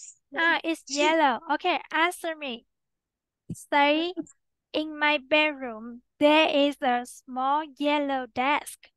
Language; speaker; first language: English; non-native, fluent; Vietnamese